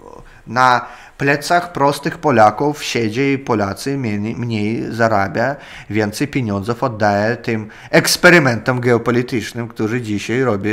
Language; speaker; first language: Polish; non-native, learner; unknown